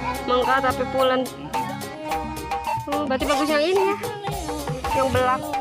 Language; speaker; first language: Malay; non-native, local second language; Sundanese